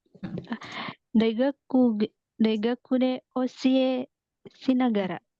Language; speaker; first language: Japanese; non-native, learner; Indonesian